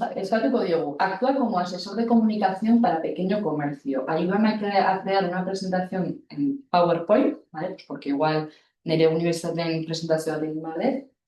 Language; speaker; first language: Spanish; non-native, local second language; Basque